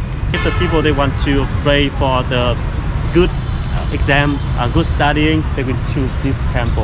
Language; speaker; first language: English; non-native, fluent; Vietnamese